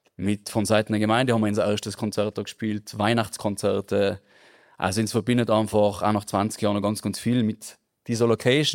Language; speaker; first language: German; native; German